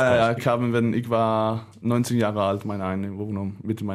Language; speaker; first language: German; non-native, learner; Danish